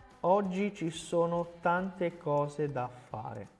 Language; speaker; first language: Italian; non-native, fluent; Portuguese